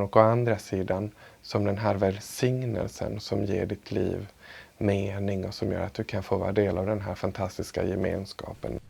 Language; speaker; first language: Swedish; native; Swedish